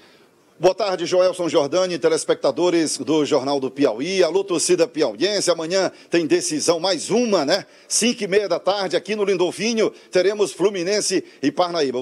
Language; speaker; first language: Portuguese; native; Portuguese